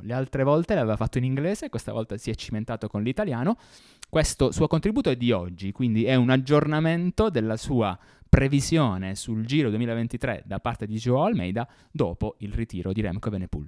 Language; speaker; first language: Italian; native; Italian